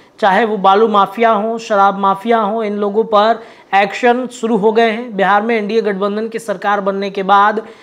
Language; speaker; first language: Hindi; native; Hindi